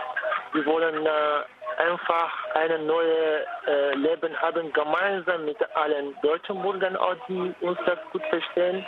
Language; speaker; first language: German; non-native, fluent; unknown